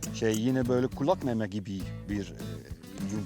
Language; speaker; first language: Turkish; non-native, fluent; Dutch